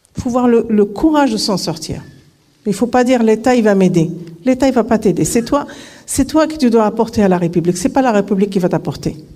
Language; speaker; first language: French; non-native, local second language; Arabic